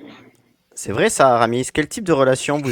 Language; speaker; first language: French; native; French